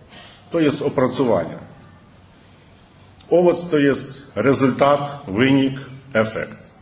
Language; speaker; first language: Polish; early bilingual, heritage; Polish